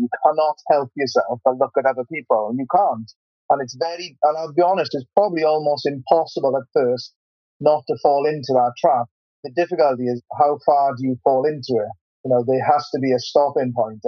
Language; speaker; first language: English; native; English